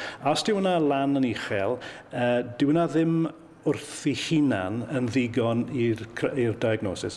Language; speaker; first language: Welsh; native; Welsh